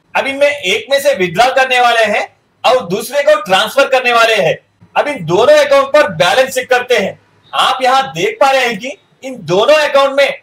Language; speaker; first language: Hindi; non-native, local second language; Telugu